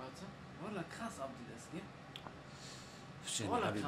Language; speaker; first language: German; early bilingual, other home language; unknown